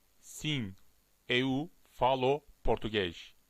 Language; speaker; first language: Portuguese; non-native, learner; Turkish